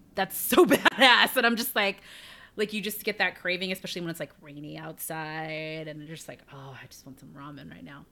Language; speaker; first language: English; native; English